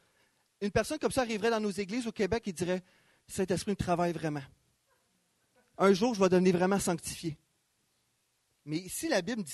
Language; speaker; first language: French; native; French